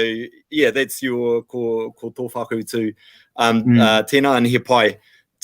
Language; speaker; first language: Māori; non-native, local second language; English